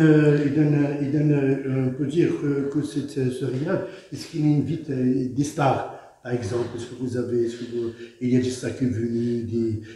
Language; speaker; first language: French; non-native, local second language; Arabic